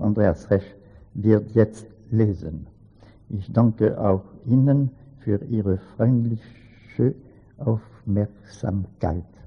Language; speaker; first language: German; non-native, learner; French